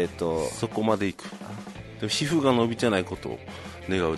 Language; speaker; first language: Japanese; native; Japanese